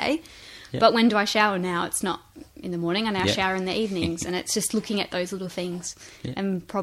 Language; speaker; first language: English; native; English